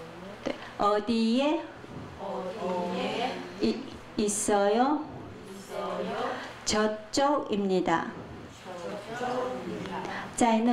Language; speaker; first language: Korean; non-native, fluent; Chinese